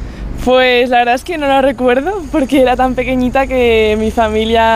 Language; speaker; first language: Spanish; native; Spanish